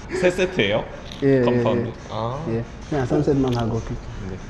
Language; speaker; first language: Korean; native; Korean